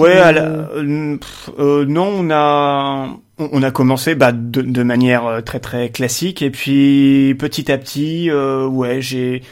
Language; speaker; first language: French; native; French